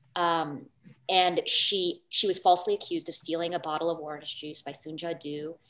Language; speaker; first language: English; native; English